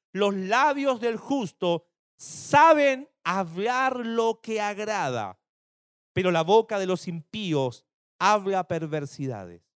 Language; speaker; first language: Spanish; native; Spanish